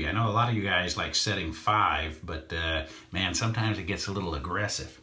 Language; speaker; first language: English; native; English